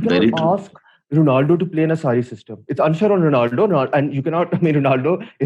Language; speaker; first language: English; non-native, local second language; Urdu